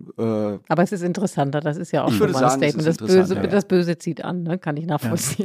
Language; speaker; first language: German; native; German